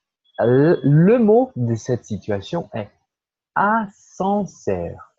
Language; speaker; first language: French; non-native, fluent; Portuguese